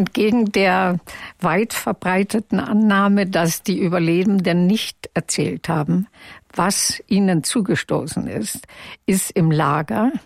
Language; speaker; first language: German; non-native, local second language; Yiddish